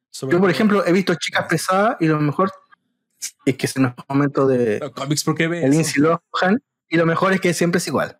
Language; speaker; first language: Spanish; native; Spanish